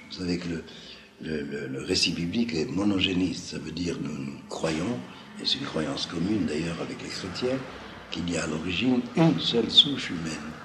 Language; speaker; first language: French; non-native, local second language; Arabic